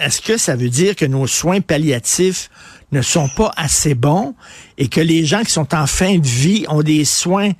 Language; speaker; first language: French; native; French